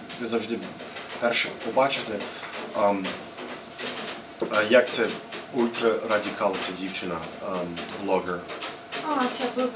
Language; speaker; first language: Ukrainian; early bilingual, heritage; English